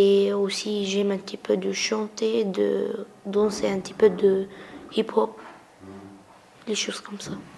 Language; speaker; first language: French; non-native, learner; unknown